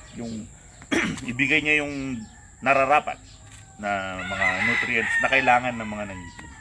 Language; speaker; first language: Filipino; non-native, local second language; Pampanga